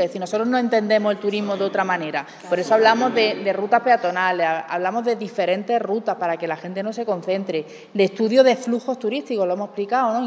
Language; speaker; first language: Spanish; native; Spanish